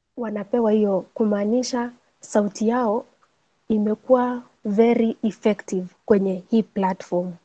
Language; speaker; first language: Swahili; non-native, local second language; Gusii